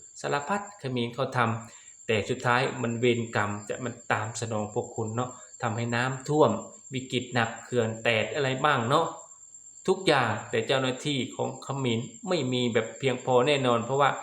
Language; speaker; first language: Thai; non-native, local second language; Lao